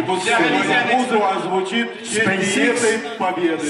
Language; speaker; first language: Russian; native; Russian